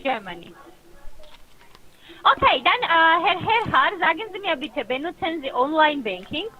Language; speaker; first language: German; non-native, fluent; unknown